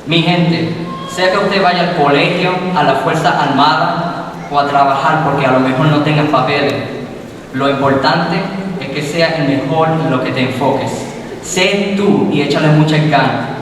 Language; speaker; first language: Spanish; early bilingual, heritage; Spanish